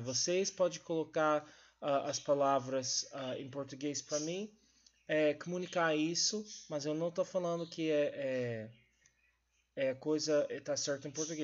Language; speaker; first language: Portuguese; non-native, learner; English